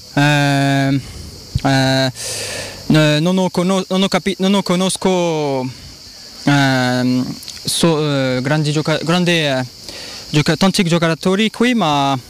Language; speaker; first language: Italian; non-native, learner; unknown